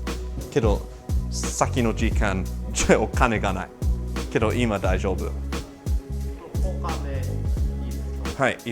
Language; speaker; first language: Japanese; non-native, learner; English